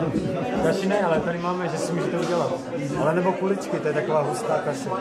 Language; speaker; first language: Czech; native; Czech